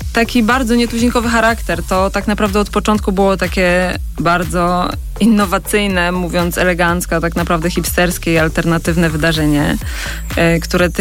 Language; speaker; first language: Polish; native; Polish